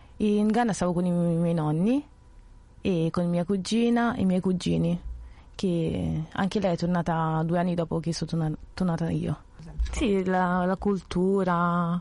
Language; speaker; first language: Italian; early bilingual, other home language; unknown